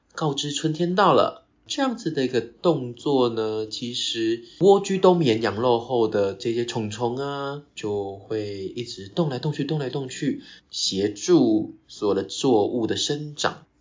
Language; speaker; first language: Chinese; non-native, local second language; Min Nan Chinese